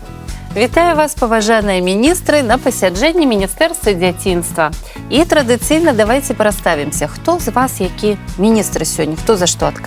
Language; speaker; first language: Belarusian; native; Belarusian